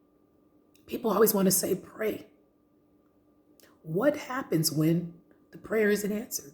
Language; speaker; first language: English; native; English